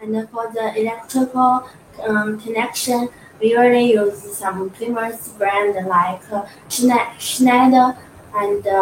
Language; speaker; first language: English; non-native, learner; Chinese